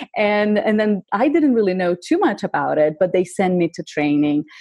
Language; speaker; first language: English; non-native, fluent; Portuguese